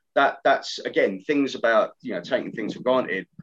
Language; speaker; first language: English; native; English